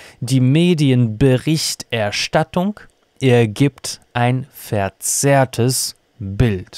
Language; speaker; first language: German; non-native, fluent; Russian